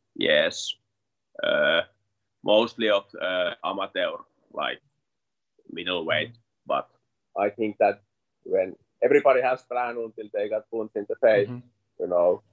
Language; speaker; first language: English; non-native, learner; Finnish